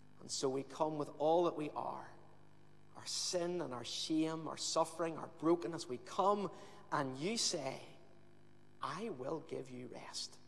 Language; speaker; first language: English; native; English